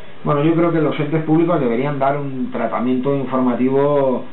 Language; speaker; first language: Spanish; native; Spanish